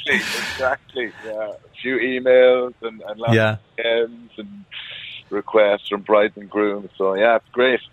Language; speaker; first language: English; native; English